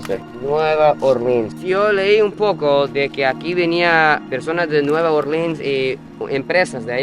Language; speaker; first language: Spanish; non-native, fluent; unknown